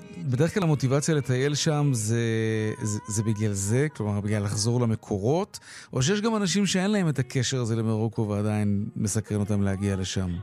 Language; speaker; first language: Hebrew; native; Hebrew